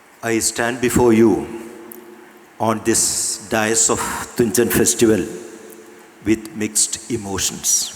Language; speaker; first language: English; non-native, local second language; Malayalam